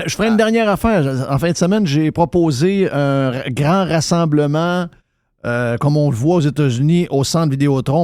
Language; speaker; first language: French; native; French